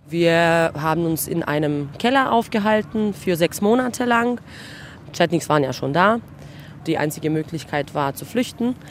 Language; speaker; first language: German; early bilingual, heritage; Bosnian